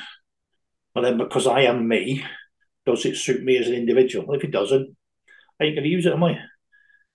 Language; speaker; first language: English; native; English